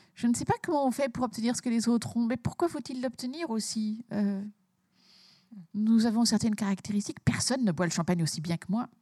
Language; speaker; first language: French; early bilingual, heritage; French